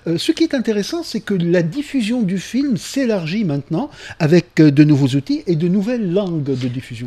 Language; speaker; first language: French; non-native, local second language; Arabic